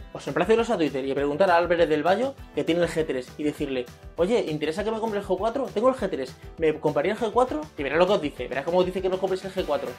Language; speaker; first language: Spanish; native; Spanish